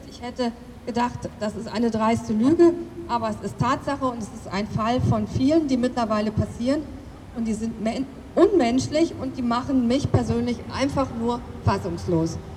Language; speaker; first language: German; native; German